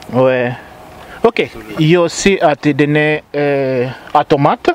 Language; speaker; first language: Swedish; non-native, learner; Lingala